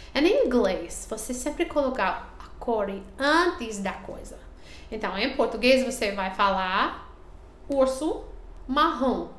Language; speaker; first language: Portuguese; non-native, learner; English